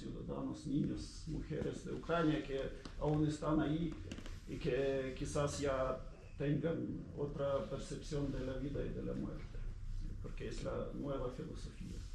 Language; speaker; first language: Spanish; non-native, learner; Ukrainian